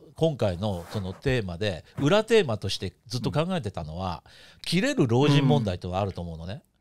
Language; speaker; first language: Japanese; native; Japanese